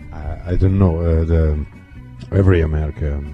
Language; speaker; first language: English; non-native, learner; Italian